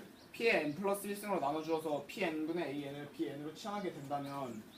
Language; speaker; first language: Korean; native; Korean